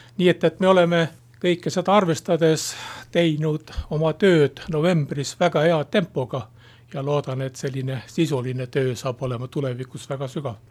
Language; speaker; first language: Estonian; native; Estonian